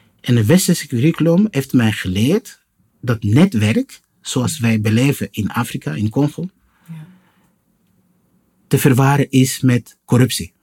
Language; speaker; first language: Dutch; non-native, fluent; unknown